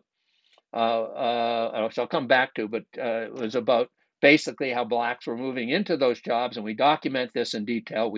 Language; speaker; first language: English; native; English